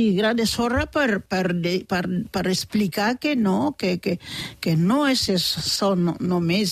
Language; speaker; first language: Catalan; non-native, fluent; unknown